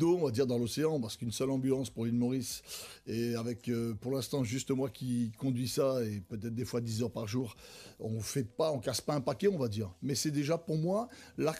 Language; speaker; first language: French; native; French